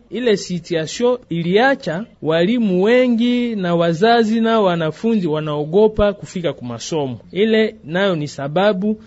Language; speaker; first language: Swahili; non-native, local second language; Nande